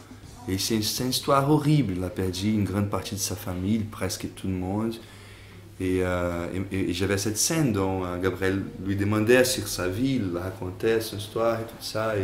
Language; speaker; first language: French; non-native, fluent; Portuguese